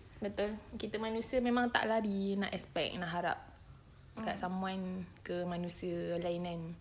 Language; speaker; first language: Malay; native; Malay